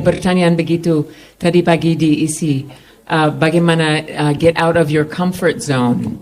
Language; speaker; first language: Indonesian; non-native, fluent; English